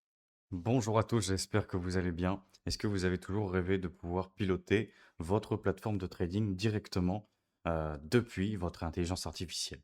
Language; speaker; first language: French; native; French